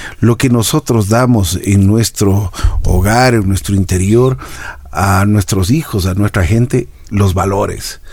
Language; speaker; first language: Spanish; native; Spanish